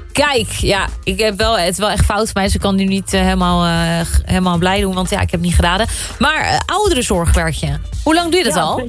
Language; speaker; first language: Dutch; native; Dutch